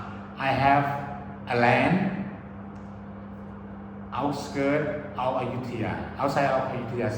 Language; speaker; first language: English; early bilingual, other home language; Thai